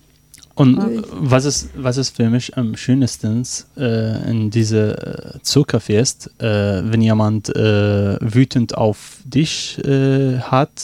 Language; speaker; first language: German; non-native, learner; Arabic